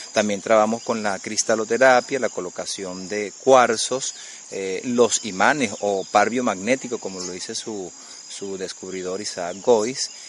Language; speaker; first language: Spanish; native; Spanish